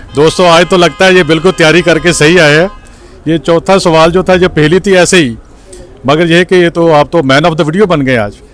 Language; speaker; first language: Urdu; native; Urdu